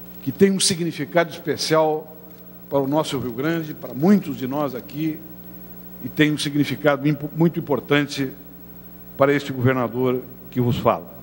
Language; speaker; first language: Portuguese; native; Portuguese